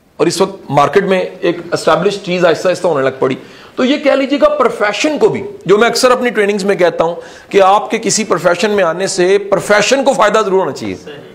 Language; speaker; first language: Urdu; non-native, local second language; Punjabi